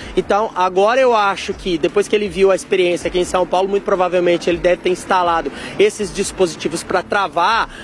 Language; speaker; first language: Portuguese; native; Portuguese